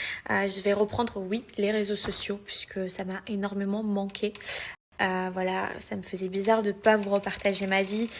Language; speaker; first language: French; native; French